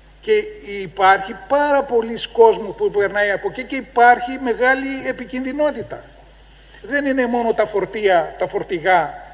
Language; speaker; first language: Greek; native; Greek